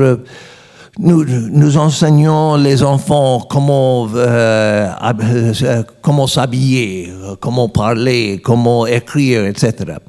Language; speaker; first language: French; non-native, learner; English